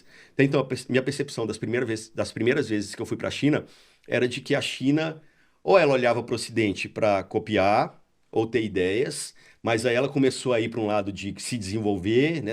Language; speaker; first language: Portuguese; native; Portuguese